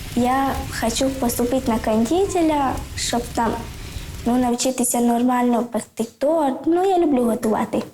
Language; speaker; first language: Ukrainian; non-native, local second language; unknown